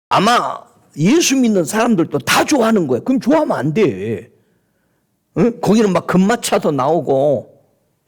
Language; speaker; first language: Korean; native; Korean